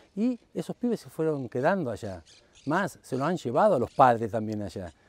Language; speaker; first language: Spanish; native; Spanish